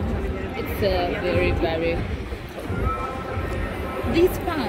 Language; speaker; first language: English; non-native, learner; Italian